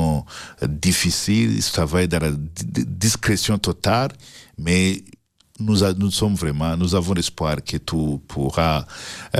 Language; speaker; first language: French; non-native, local second language; Rundi